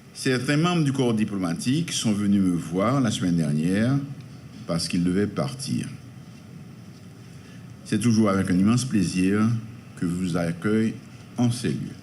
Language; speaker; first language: French; non-native, local second language; Haitian Creole